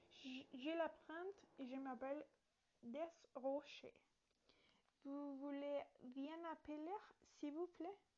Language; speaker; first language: French; non-native, learner; Italian